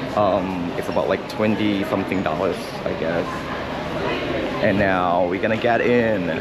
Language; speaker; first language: English; non-native, fluent; Japanese